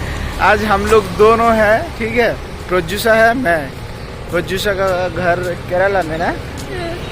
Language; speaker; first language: Hindi; non-native, local second language; Bangla